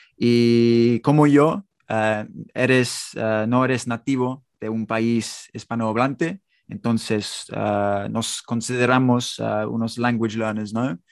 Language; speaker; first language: Spanish; non-native, fluent; English